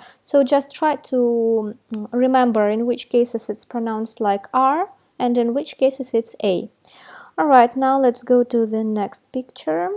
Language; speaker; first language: English; non-native, fluent; Russian